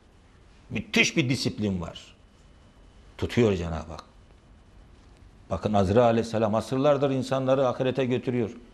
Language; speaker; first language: Turkish; native; Turkish